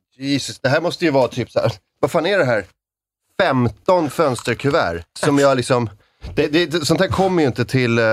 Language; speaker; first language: Swedish; native; Swedish